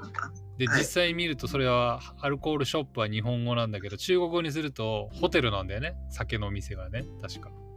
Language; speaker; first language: Japanese; native; Japanese